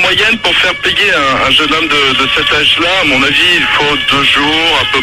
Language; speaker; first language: French; native; French